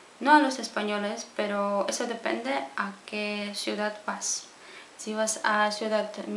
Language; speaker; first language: Spanish; non-native, fluent; Polish